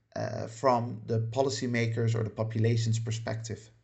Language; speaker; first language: English; non-native, fluent; Dutch